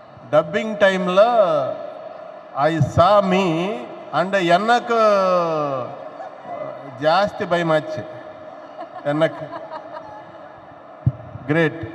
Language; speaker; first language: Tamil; non-native, learner; Telugu